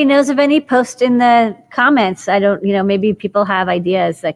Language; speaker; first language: English; native; English